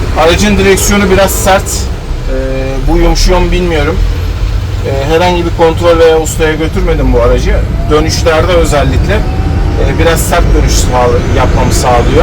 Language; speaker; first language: Turkish; native; Turkish